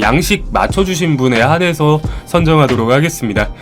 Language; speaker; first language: Korean; native; Korean